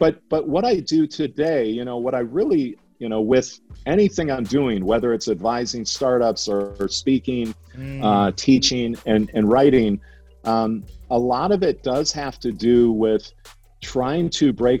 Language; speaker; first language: English; native; English